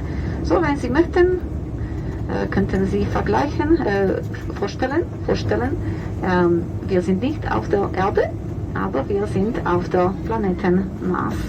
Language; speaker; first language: German; non-native, fluent; Spanish